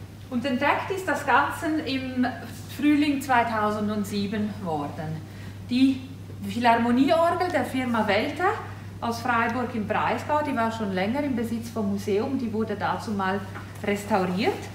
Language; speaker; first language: German; native; German